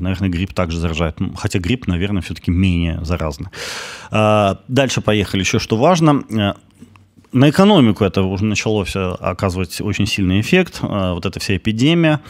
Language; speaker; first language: Russian; native; Russian